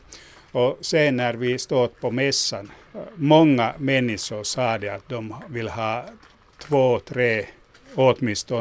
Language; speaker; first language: Swedish; non-native, local second language; Finnish